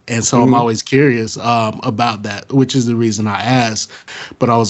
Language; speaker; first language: English; native; English